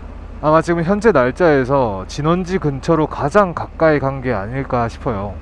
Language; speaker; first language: Korean; native; Korean